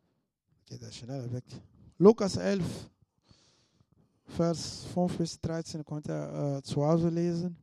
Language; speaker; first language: German; non-native, fluent; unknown